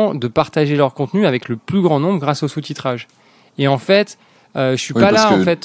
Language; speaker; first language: French; native; French